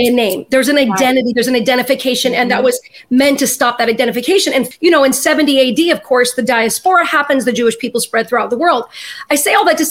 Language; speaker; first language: English; native; English